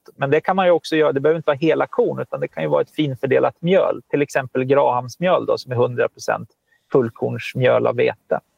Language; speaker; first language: Swedish; native; Swedish